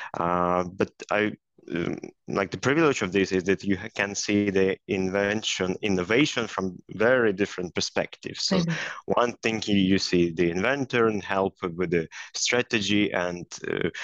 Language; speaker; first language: English; non-native, fluent; Russian